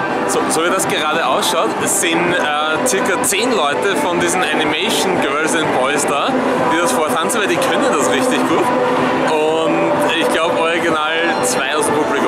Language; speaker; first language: German; native; German